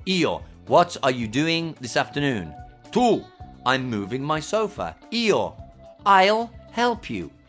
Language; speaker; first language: English; native; English